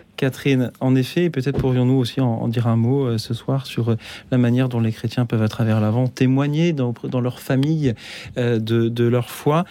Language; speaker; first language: French; native; French